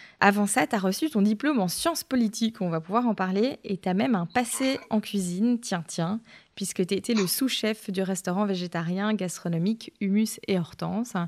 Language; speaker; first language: French; native; French